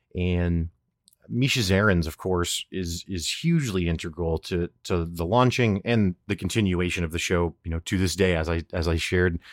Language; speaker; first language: English; native; English